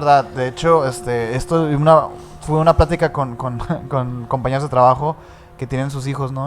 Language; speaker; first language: Spanish; native; Spanish